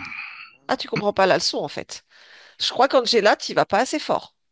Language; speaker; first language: French; native; French